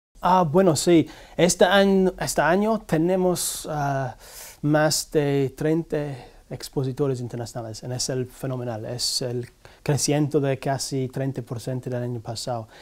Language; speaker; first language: Spanish; non-native, learner; English